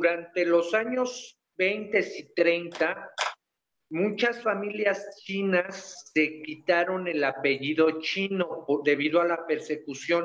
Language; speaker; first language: Spanish; native; Spanish